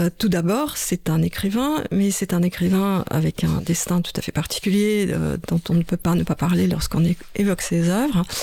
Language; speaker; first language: French; non-native, fluent; Russian